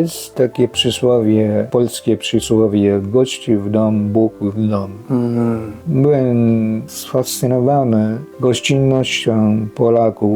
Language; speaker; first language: Polish; non-native, fluent; Japanese